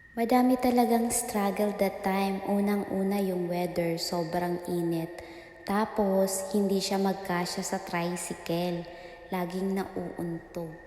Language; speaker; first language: Filipino; native; Filipino